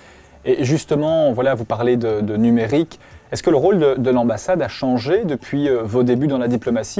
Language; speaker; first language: French; native; French